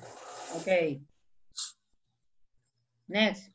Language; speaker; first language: English; non-native, fluent; Spanish